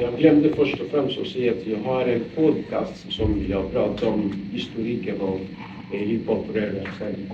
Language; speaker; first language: Swedish; non-native, fluent; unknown